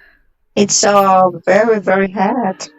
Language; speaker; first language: English; non-native, fluent; Italian